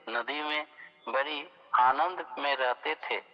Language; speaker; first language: Hindi; non-native, local second language; Bangla